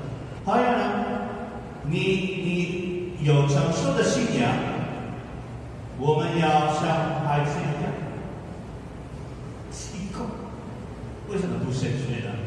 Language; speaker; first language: Chinese; non-native, fluent; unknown